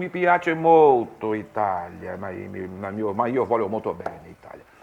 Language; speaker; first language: Italian; non-native, learner; Portuguese